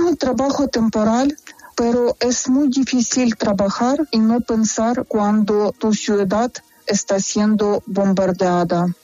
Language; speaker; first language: Spanish; non-native, fluent; Ukrainian